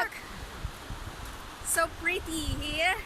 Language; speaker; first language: English; non-native, local second language; Filipino